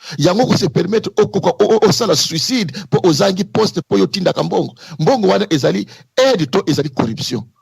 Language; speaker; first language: Lingala; non-native, local second language; Kongo